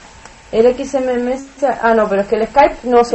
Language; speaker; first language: Spanish; native; Spanish